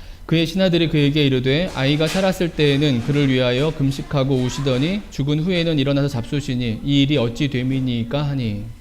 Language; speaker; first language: Korean; native; Korean